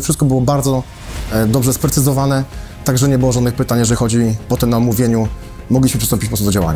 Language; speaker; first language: Polish; native; Polish